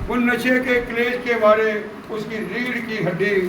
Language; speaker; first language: Hindi; non-native, local second language; Punjabi